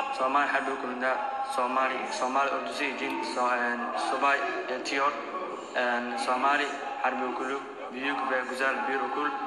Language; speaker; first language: Turkish; non-native, learner; Somali